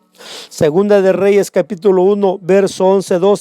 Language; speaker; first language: Spanish; native; Spanish